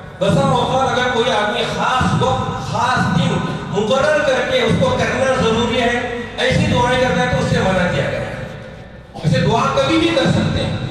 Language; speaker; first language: Urdu; non-native, local second language; Konkani